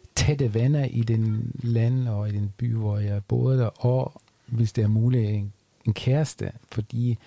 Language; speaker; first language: Danish; non-native, fluent; German